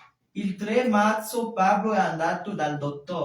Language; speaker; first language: Italian; non-native, fluent; French